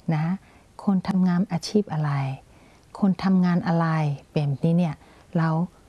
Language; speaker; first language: Thai; non-native, fluent; Burmese